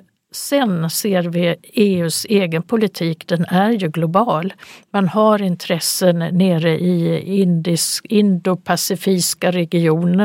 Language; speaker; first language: Swedish; native; Swedish